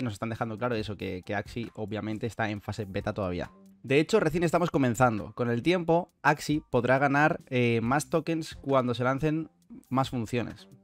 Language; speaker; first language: Spanish; native; Spanish